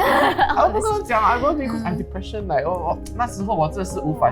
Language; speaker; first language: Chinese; non-native, local second language; English